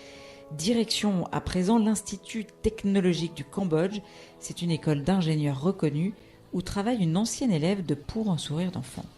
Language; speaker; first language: French; native; French